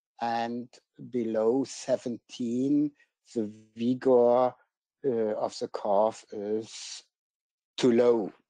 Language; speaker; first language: English; non-native, fluent; German